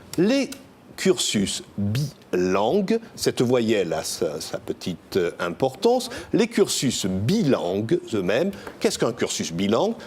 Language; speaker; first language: French; native; French